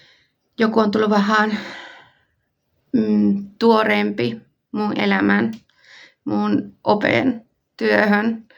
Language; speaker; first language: Finnish; non-native, fluent; Spanish